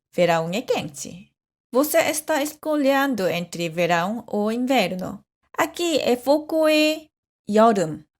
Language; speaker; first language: Portuguese; non-native, fluent; Korean